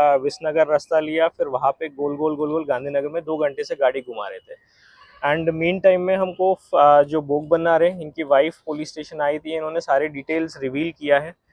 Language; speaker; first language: Hindi; non-native, local second language; Gujarati